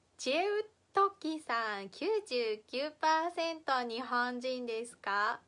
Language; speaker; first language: Japanese; native; Japanese